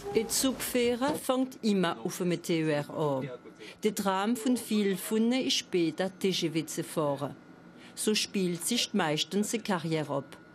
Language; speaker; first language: German; non-native, local second language; French